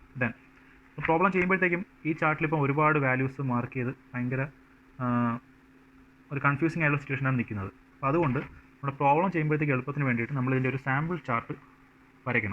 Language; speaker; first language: Malayalam; native; Malayalam